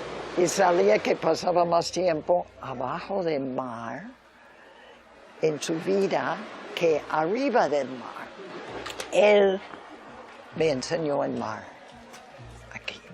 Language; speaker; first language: Spanish; early bilingual, other home language; English